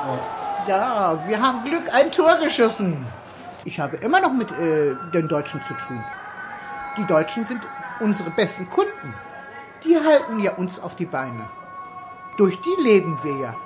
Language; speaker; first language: German; early bilingual, other home language; Turkish